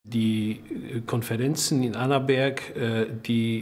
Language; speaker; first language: German; non-native, local second language; Polish